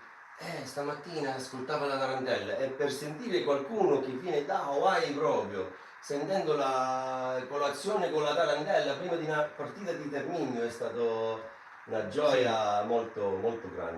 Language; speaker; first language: Italian; non-native, fluent; English